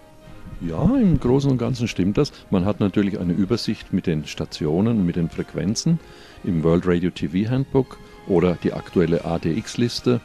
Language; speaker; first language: German; native; German